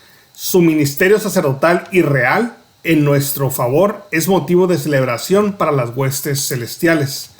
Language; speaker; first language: Spanish; native; Spanish